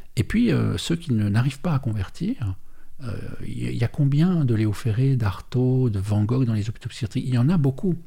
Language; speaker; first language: French; native; French